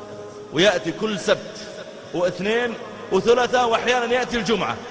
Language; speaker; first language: Arabic; native; Arabic